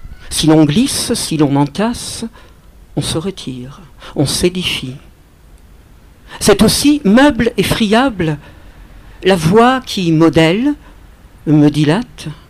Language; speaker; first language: French; early bilingual, other home language; Catalan